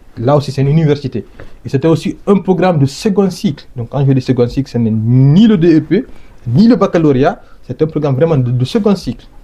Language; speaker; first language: French; non-native, local second language; Fula